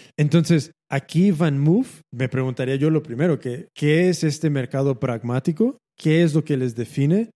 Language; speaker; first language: Spanish; early bilingual, heritage; Spanish